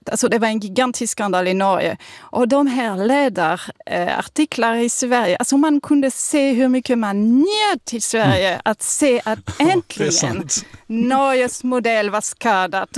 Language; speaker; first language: Swedish; non-native, fluent; French